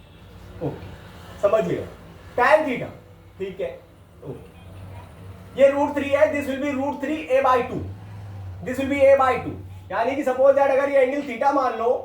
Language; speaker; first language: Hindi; native; Hindi